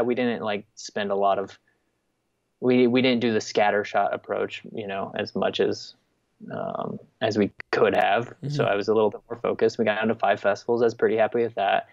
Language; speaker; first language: English; native; English